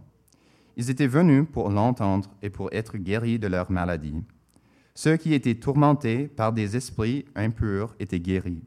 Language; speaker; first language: French; non-native, local second language; English